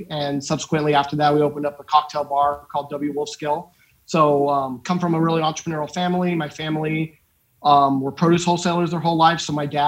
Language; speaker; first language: English; native; English